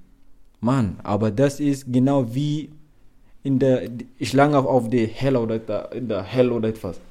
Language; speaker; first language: German; non-native, learner; Arabic